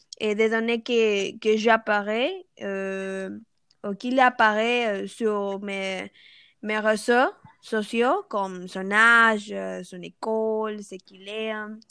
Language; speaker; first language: French; non-native, learner; Spanish